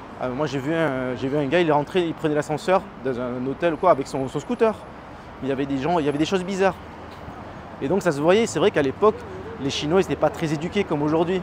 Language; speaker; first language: French; native; French